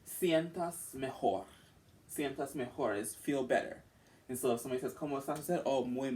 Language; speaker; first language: Spanish; non-native, learner; English